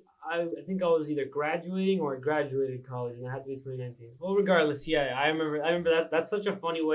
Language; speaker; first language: English; native; English